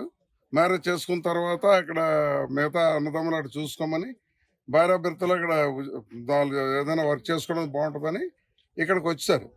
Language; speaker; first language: Telugu; native; Telugu